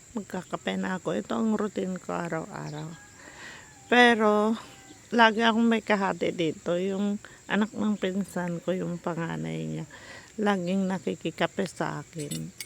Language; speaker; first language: Filipino; non-native, local second language; Iloko